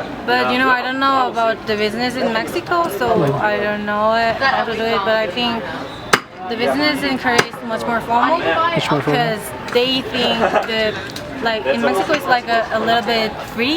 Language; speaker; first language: English; non-native, learner; Korean